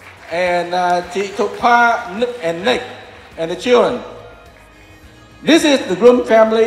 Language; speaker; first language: English; non-native, fluent; Vietnamese